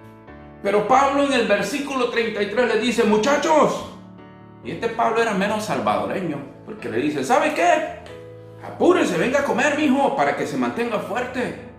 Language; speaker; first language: Spanish; native; Spanish